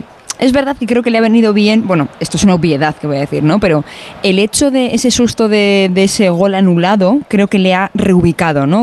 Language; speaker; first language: Spanish; native; Spanish